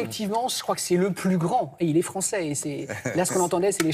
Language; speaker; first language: French; native; French